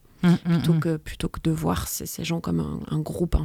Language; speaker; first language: French; native; French